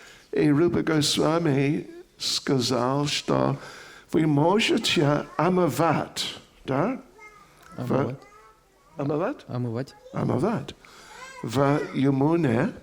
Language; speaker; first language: Russian; non-native, learner; English